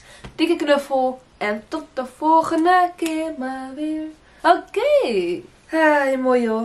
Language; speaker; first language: Dutch; early bilingual, other home language; Portuguese